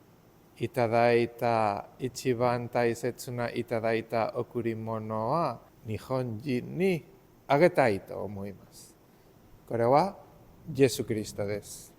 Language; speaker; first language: Japanese; non-native, learner; Spanish